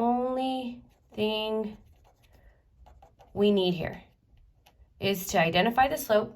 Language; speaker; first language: English; native; English